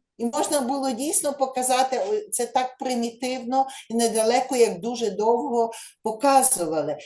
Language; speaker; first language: Ukrainian; native; Ukrainian